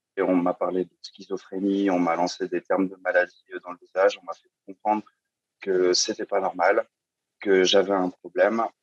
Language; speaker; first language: French; native; French